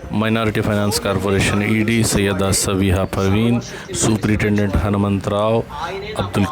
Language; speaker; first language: Urdu; native; Urdu